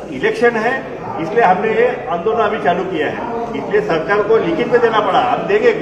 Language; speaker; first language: Hindi; non-native, local second language; Marathi